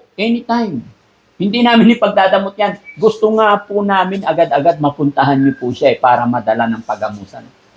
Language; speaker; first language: Filipino; native; Filipino